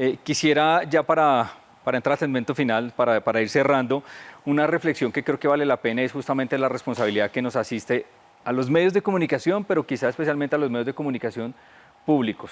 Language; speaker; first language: Spanish; native; Spanish